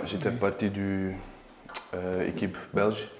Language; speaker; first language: French; non-native, learner; Dutch